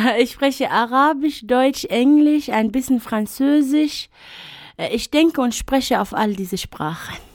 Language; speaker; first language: German; non-native, fluent; Arabic